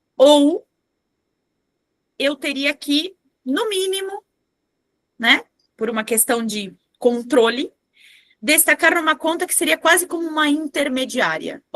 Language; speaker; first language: Portuguese; native; Portuguese